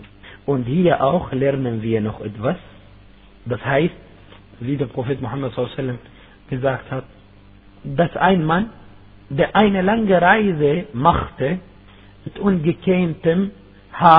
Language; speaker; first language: German; non-native, fluent; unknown